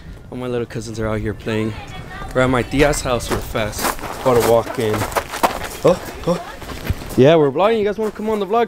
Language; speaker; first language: English; early bilingual, other home language; Spanish